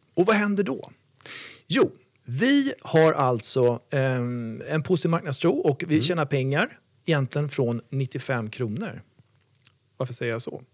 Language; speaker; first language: Swedish; native; Swedish